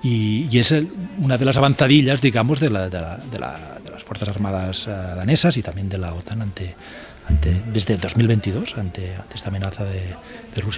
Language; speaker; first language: Spanish; native; Spanish